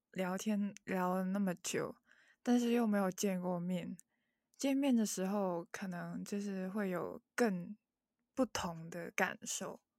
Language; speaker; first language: Chinese; non-native, local second language; Cantonese